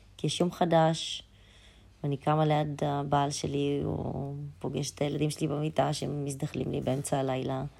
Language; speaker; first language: Hebrew; early bilingual, other home language; Russian